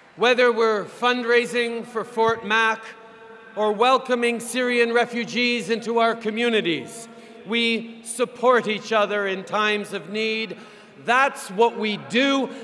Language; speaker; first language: English; native; English